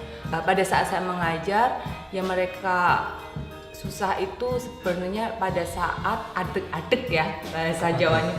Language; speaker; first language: Indonesian; native; Indonesian